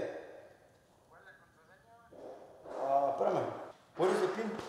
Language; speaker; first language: English; non-native, learner; Spanish